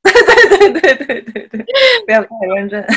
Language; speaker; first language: Chinese; non-native, learner; Japanese